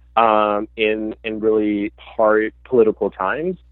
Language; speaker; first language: English; native; English